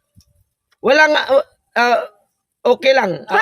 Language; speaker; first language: Filipino; non-native, local second language; Cebuano